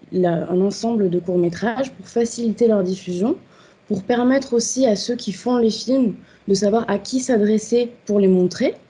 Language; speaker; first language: French; native; French